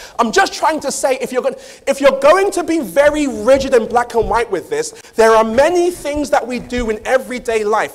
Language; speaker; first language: English; native; English